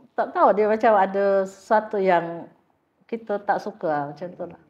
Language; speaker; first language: Malay; native; Malay